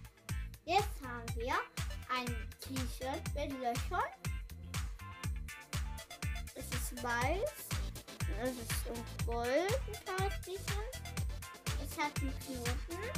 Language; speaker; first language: German; early bilingual, other home language; Filipino